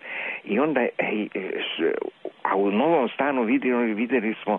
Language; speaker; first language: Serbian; non-native, local second language; Hungarian